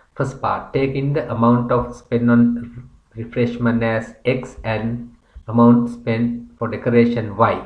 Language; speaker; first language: English; non-native, local second language; Sinhala